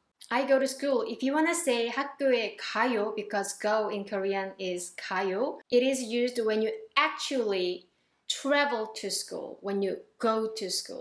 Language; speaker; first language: English; non-native, fluent; Korean